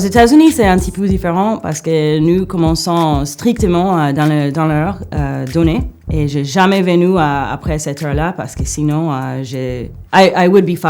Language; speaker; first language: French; non-native, fluent; English